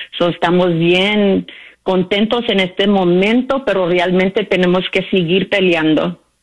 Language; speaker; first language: Spanish; early bilingual, heritage; Spanish